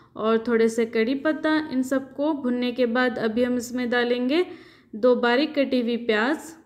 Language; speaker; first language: Hindi; non-native, local second language; Urdu